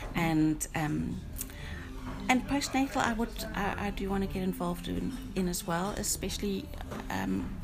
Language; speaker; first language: English; native; English